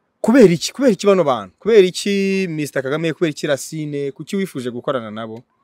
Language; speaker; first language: Kinyarwanda; native; Kinyarwanda